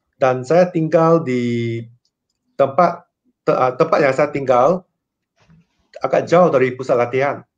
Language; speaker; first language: Malay; non-native, local second language; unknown